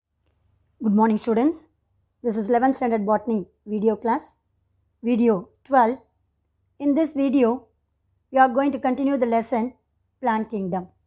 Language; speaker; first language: English; non-native, local second language; Tamil